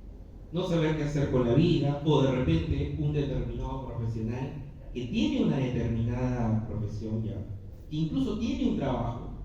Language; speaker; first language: Spanish; native; Spanish